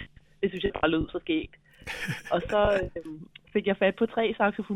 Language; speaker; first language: Danish; native; Danish